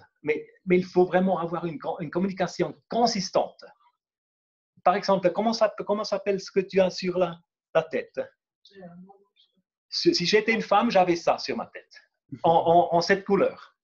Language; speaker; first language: French; non-native, local second language; German